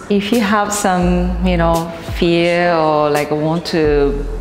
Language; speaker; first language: English; non-native, fluent; Japanese